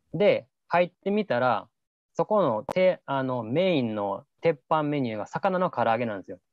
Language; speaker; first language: Japanese; native; Japanese